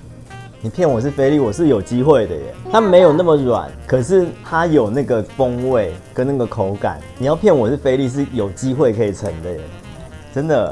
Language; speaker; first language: Chinese; native; Chinese